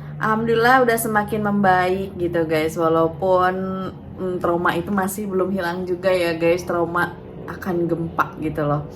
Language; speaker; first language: Indonesian; native; Indonesian